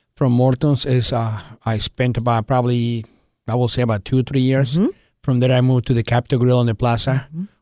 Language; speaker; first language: English; early bilingual, other home language; Spanish